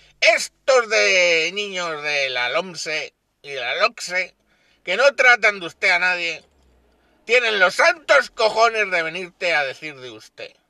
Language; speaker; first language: Spanish; native; Spanish